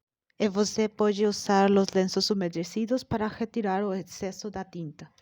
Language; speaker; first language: Portuguese; non-native, learner; Spanish